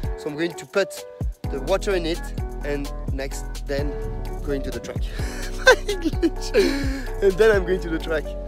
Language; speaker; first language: English; non-native, fluent; French